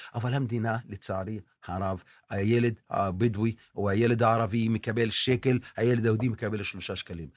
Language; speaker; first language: Hebrew; non-native, local second language; Arabic